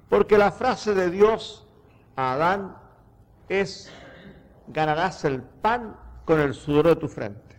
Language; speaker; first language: Spanish; native; Spanish